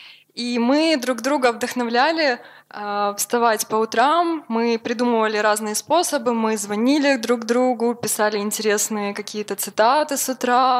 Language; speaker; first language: Russian; native; Russian